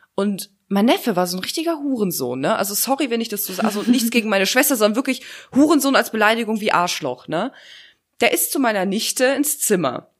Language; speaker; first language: German; early bilingual, other home language; Russian